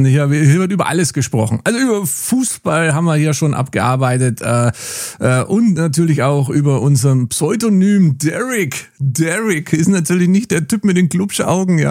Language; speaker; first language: German; native; German